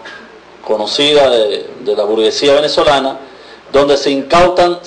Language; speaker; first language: Spanish; native; Spanish